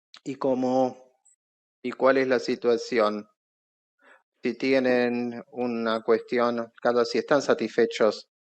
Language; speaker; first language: Spanish; non-native, fluent; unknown